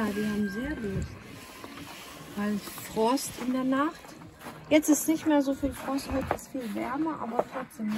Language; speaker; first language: German; non-native, learner; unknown